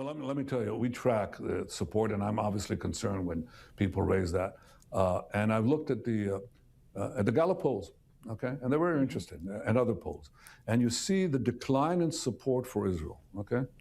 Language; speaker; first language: English; non-native, fluent; Hebrew